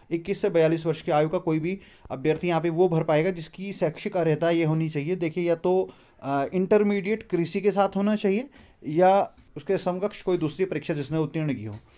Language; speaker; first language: Hindi; native; Hindi